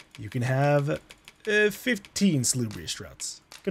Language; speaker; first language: English; native; English